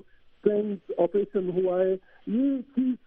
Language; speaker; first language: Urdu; non-native, learner; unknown